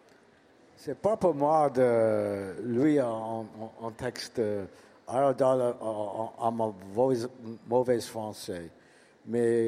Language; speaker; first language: French; non-native, learner; English